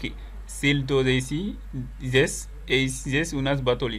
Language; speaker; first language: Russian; non-native, learner; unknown